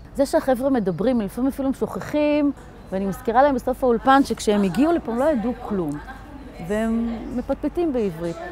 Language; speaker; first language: Hebrew; native; Hebrew